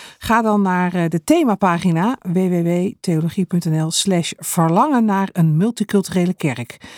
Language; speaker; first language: Dutch; native; Dutch